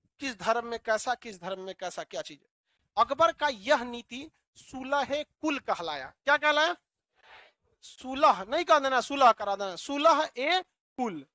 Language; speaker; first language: Hindi; native; Hindi